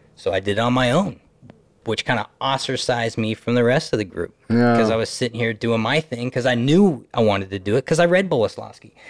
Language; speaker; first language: English; native; English